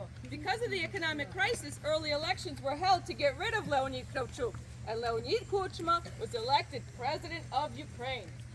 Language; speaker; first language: English; early bilingual, other home language; Ukrainian